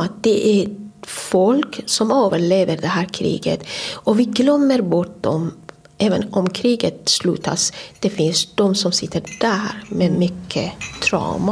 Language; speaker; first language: Swedish; non-native, fluent; Kurdish